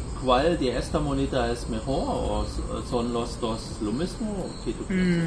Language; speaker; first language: Spanish; non-native, learner; German